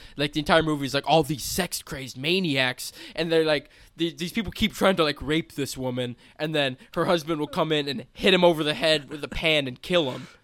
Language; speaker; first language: English; native; English